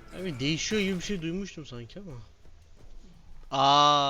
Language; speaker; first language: Turkish; native; Turkish